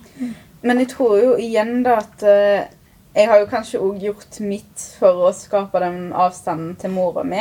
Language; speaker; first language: Norwegian; early bilingual, other home language; Arabic